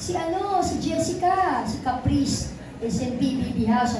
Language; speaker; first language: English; non-native, local second language; Filipino